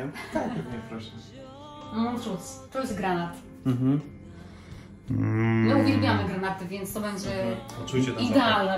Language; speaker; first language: Polish; native; Polish